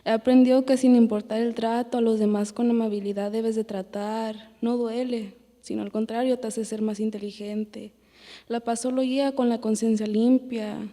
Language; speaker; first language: Spanish; early bilingual, other home language; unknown